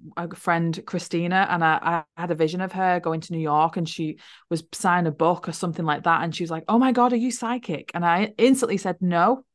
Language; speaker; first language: English; native; English